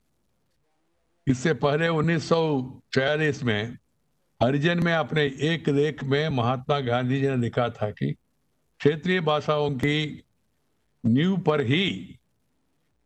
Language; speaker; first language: Hindi; non-native, local second language; Telugu